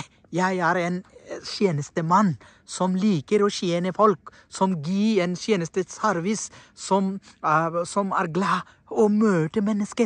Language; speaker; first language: Norwegian; non-native, fluent; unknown